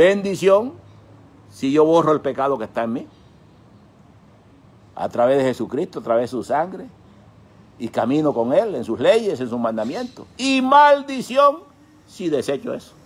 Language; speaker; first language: Spanish; native; Spanish